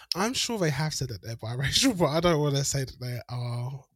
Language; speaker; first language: English; native; English